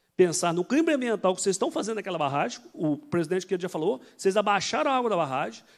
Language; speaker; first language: Portuguese; native; Portuguese